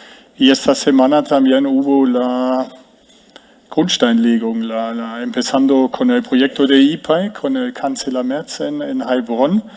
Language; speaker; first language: Spanish; non-native, fluent; German